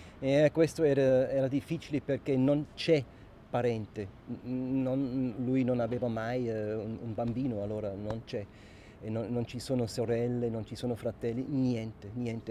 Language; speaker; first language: Italian; non-native, local second language; German